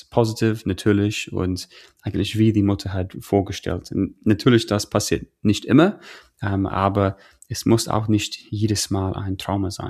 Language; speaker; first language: German; non-native, fluent; English